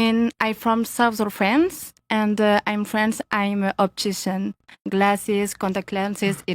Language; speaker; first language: English; non-native, learner; French